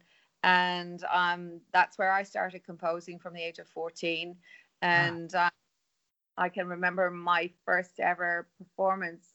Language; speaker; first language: English; non-native, local second language; Irish